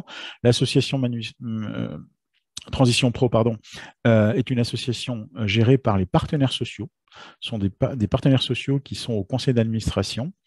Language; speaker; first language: French; native; French